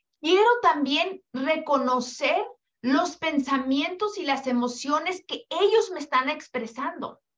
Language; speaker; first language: Spanish; early bilingual, heritage; Spanish